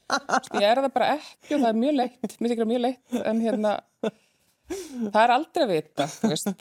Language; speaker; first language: Icelandic; native; Icelandic